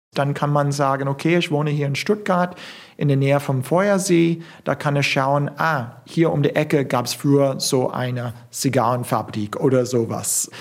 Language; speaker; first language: German; non-native, fluent; English